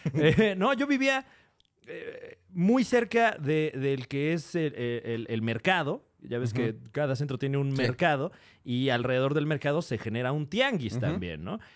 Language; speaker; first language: Spanish; native; Spanish